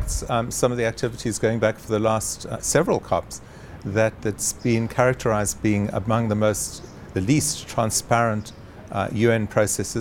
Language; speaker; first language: English; native; English